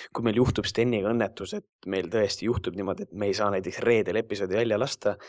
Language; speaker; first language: Estonian; native; Estonian